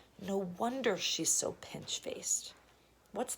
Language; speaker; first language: English; native; English